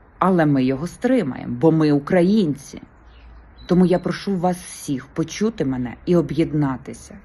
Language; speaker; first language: Ukrainian; native; Ukrainian